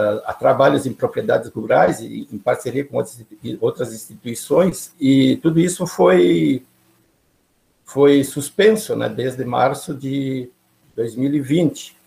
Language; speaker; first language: Portuguese; native; Portuguese